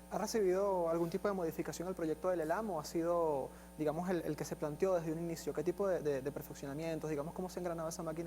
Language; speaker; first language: Spanish; native; Spanish